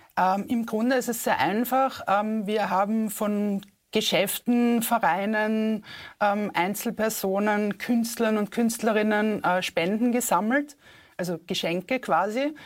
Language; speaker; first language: German; native; German